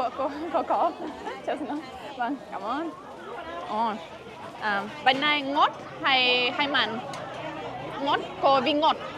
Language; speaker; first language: Vietnamese; non-native, learner; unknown